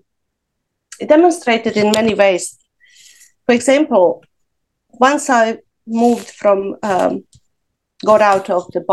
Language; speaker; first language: English; non-native, fluent; Serbian